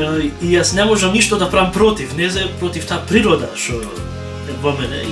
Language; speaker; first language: Macedonian; early bilingual, heritage; Macedonian